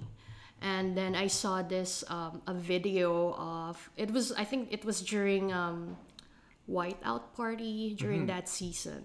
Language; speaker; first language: English; non-native, local second language; Filipino